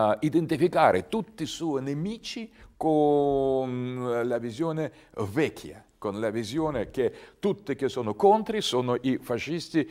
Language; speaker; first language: Italian; non-native, learner; Russian